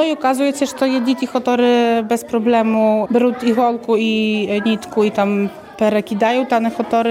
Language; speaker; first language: Polish; non-native, local second language; Ukrainian